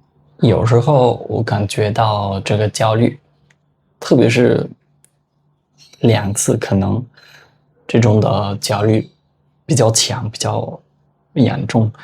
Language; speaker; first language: Chinese; non-native, fluent; Spanish